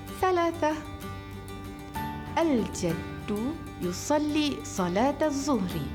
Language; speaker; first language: Arabic; non-native, fluent; Malay